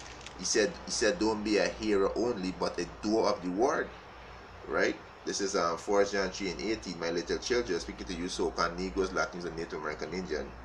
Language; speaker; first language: English; native; English